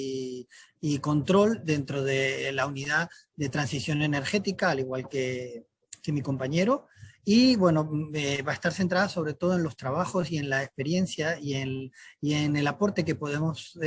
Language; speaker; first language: Spanish; native; Spanish